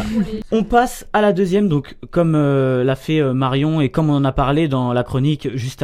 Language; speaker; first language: French; native; French